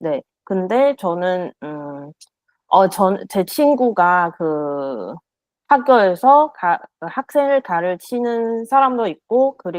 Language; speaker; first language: Korean; non-native, learner; Chinese